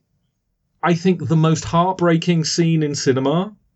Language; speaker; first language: English; native; English